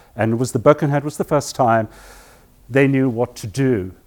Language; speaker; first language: English; native; English